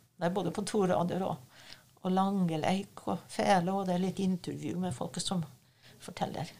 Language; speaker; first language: Norwegian; non-native, fluent; French